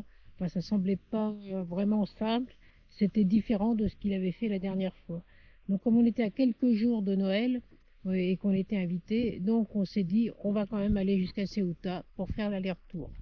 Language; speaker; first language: French; native; French